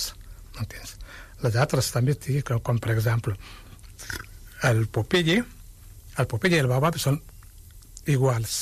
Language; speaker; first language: Catalan; non-native, fluent; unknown